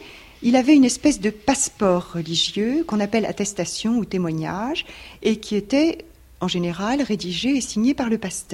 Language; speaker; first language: French; native; French